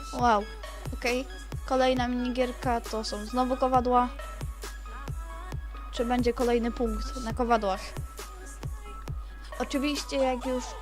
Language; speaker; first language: Polish; native; Polish